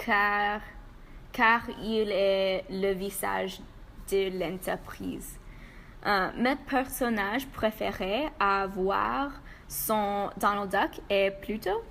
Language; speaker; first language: French; non-native, learner; English